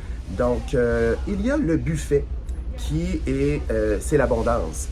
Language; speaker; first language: French; native; French